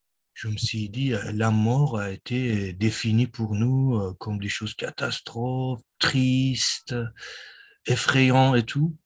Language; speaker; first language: French; non-native, fluent; Persian